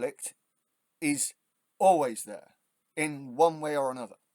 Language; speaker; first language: English; native; English